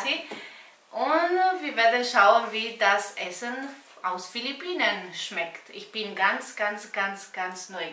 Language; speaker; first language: German; non-native, fluent; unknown